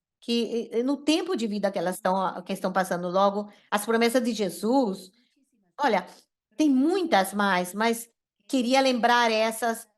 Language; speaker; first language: Portuguese; non-native, fluent; Spanish